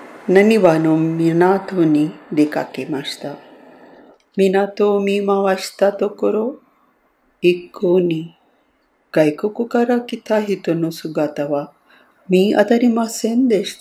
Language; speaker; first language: Japanese; non-native, fluent; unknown